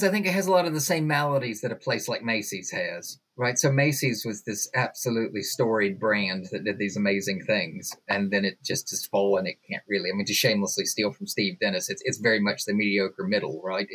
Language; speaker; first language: English; native; English